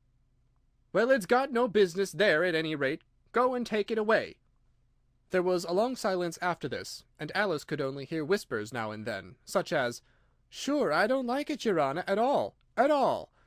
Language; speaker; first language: English; native; English